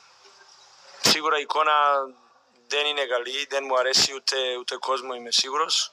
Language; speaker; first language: Greek; non-native, fluent; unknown